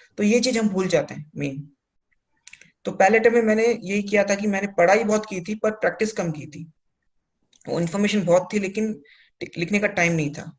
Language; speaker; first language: Hindi; early bilingual, heritage; Hindi